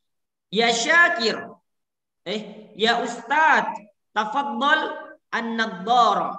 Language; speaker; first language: Arabic; non-native, fluent; Indonesian